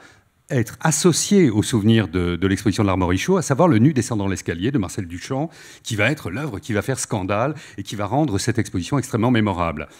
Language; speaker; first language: French; native; French